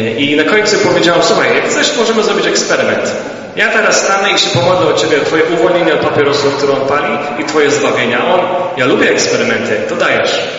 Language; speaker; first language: Polish; early bilingual, heritage; Polish